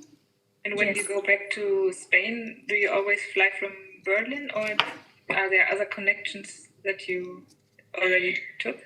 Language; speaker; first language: English; non-native, fluent; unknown